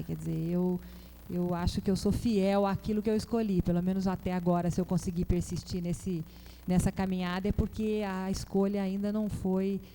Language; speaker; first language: Portuguese; native; Portuguese